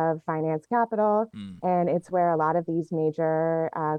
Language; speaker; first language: English; native; English